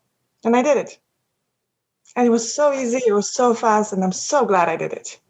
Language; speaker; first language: English; non-native, fluent; Polish